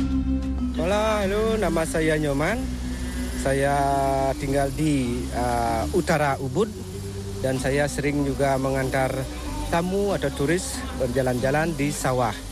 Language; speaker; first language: Indonesian; non-native, local second language; Balinese